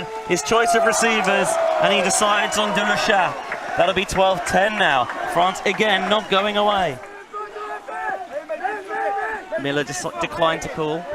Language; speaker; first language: English; native; English